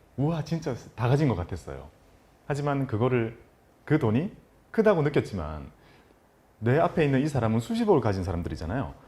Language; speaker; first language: Korean; native; Korean